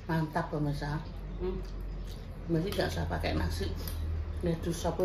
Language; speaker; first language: Indonesian; non-native, local second language; Javanese